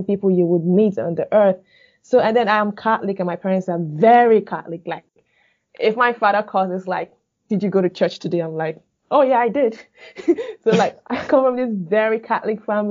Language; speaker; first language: English; non-native, local second language; Igbo